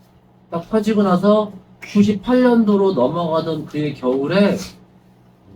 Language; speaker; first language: Korean; native; Korean